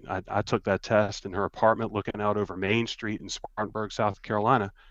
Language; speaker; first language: English; native; English